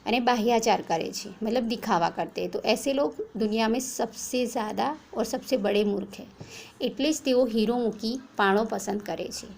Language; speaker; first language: Hindi; non-native, local second language; Gujarati